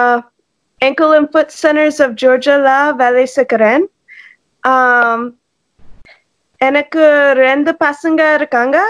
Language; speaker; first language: Tamil; non-native, learner; English